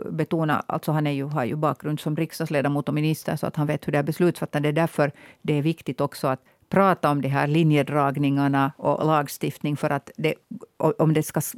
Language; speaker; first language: Swedish; native; Swedish